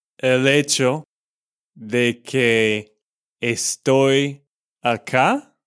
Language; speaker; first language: Spanish; non-native, fluent; English